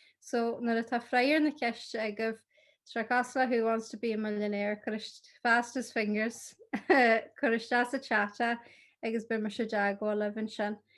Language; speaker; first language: Irish; native; Irish